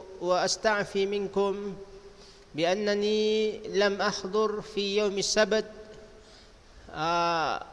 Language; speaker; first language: Arabic; non-native, fluent; Indonesian